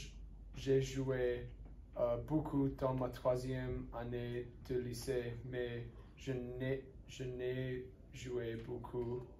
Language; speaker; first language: French; non-native, learner; English